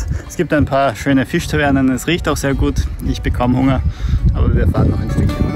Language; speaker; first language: German; native; German